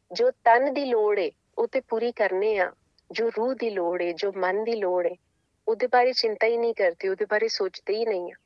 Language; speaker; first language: Punjabi; native; Punjabi